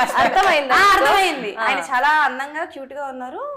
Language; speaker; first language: Telugu; native; Telugu